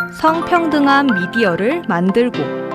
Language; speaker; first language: Korean; native; Korean